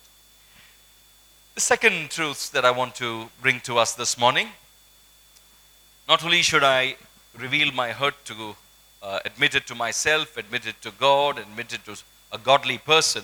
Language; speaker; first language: English; non-native, local second language; Malayalam